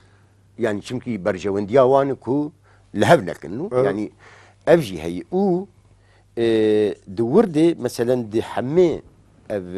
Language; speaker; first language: Kurdish; native; Kurdish